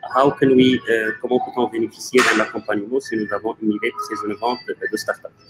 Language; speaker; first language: French; non-native, local second language; Arabic